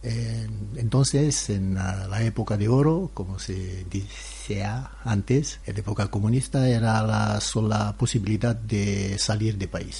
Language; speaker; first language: Spanish; non-native, learner; Romanian